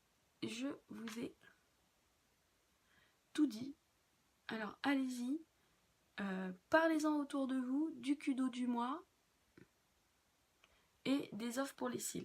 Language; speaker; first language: French; native; French